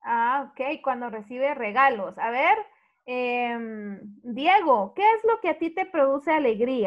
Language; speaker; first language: Spanish; native; Spanish